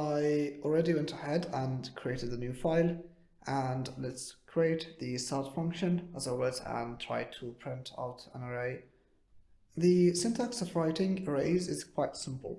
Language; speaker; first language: English; non-native, fluent; Arabic